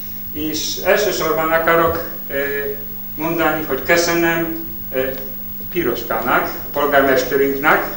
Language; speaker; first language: Hungarian; non-native, learner; Polish